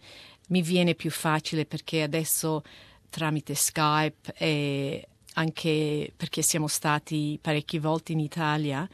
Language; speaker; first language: Italian; early bilingual, heritage; Italian